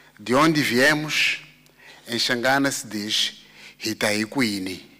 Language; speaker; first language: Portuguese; non-native, local second language; Tsonga